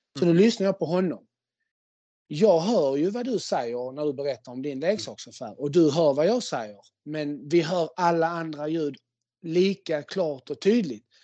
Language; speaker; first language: Swedish; native; Swedish